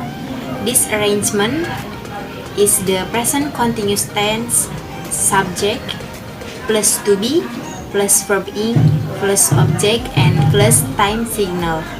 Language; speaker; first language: English; non-native, learner; Indonesian